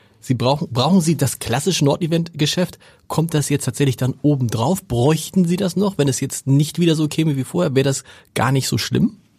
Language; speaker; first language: German; native; German